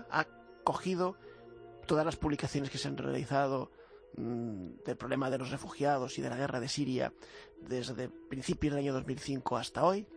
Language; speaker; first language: Spanish; native; Spanish